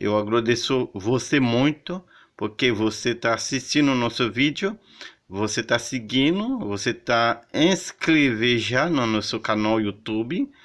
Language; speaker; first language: Portuguese; non-native, fluent; Haitian Creole